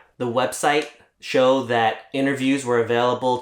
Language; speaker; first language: English; native; English